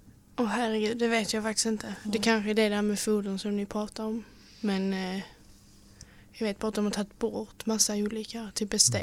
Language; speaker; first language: Swedish; native; Swedish